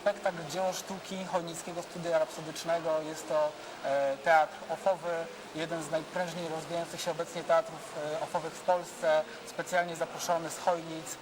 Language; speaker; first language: Polish; native; Polish